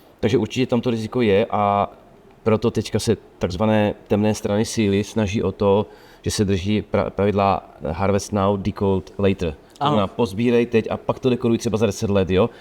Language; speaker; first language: Czech; native; Czech